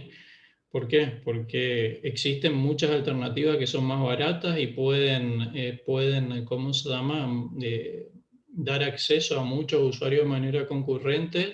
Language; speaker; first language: Spanish; native; Spanish